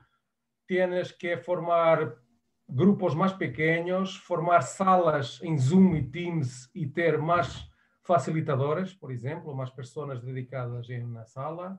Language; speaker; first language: Spanish; non-native, fluent; Portuguese